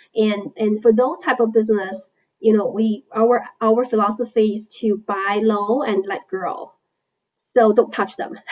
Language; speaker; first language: English; non-native, fluent; Chinese